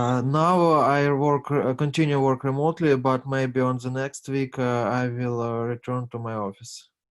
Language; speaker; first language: English; non-native, learner; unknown